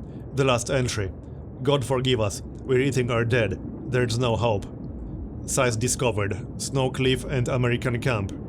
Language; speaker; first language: English; native; English